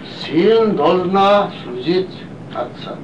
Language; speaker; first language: Russian; non-native, learner; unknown